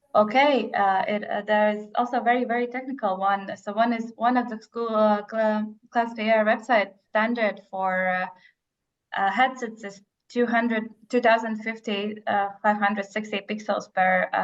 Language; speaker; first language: English; non-native, fluent; Latvian